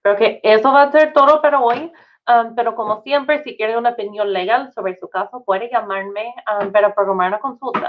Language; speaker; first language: Spanish; non-native, fluent; English